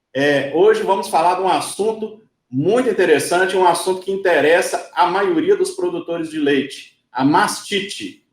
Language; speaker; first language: Portuguese; native; Portuguese